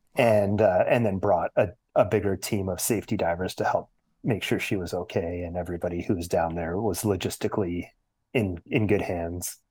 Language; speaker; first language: English; native; English